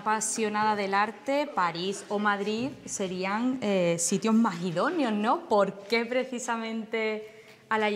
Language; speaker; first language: Spanish; native; Spanish